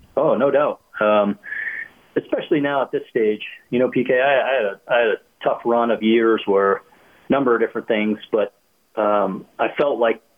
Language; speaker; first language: English; native; English